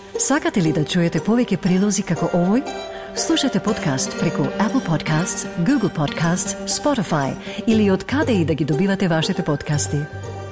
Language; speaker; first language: Macedonian; non-native, fluent; English